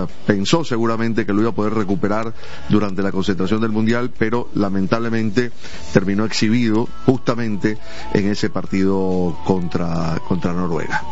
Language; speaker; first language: Spanish; native; Spanish